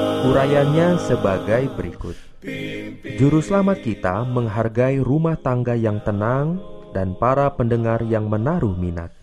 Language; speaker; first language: Indonesian; native; Indonesian